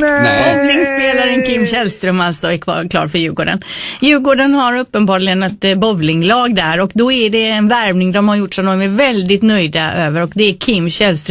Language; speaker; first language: Swedish; native; Swedish